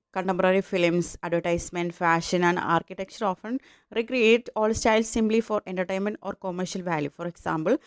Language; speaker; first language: English; non-native, local second language; Malayalam